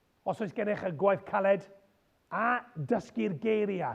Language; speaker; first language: Welsh; non-native, local second language; English